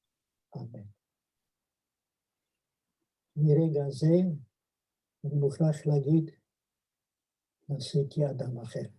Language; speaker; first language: Hebrew; non-native, fluent; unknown